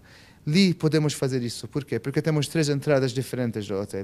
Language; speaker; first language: Portuguese; non-native, fluent; Maltese